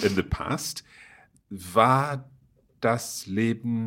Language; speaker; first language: German; non-native, learner; English